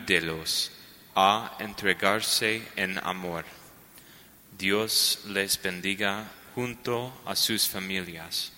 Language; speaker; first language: Spanish; non-native, learner; English